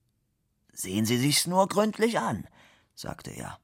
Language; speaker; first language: German; native; German